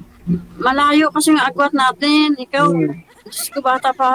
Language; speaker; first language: Filipino; non-native, local second language; Hiligaynon